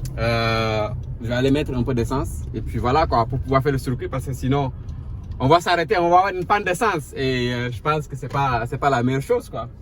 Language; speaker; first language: French; non-native, local second language; Wolof